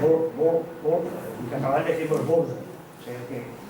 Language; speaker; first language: Spanish; non-native, local second language; Catalan